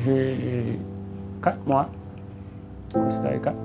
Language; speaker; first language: French; non-native, learner; Haitian Creole